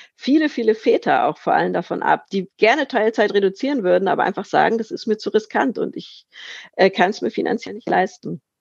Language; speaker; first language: German; native; German